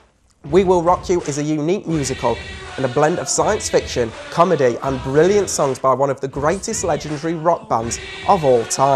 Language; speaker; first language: English; native; English